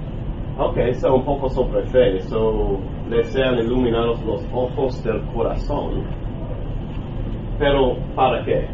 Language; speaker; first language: Spanish; non-native, learner; English